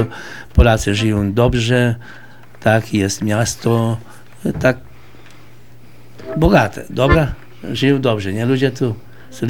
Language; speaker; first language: Polish; early bilingual, heritage; Polish